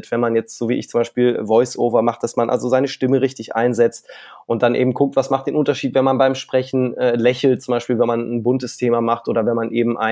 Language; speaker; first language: German; native; German